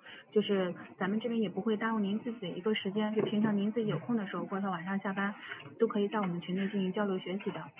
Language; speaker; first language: Chinese; native; Chinese